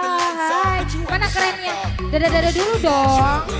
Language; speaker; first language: Indonesian; native; Indonesian